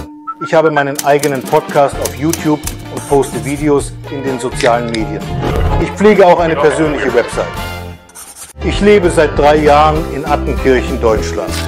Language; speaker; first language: German; non-native, fluent; Bulgarian